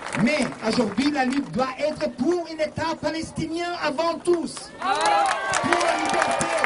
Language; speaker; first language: French; non-native, fluent; Hebrew